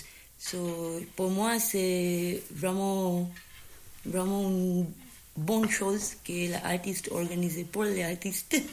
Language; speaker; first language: French; non-native, learner; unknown